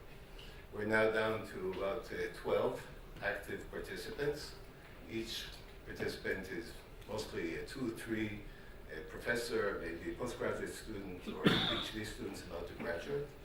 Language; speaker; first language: English; non-native, fluent; Hebrew